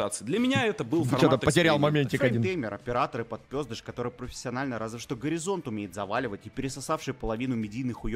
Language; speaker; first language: Russian; native; Russian